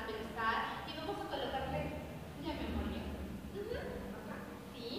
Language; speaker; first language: Spanish; native; Spanish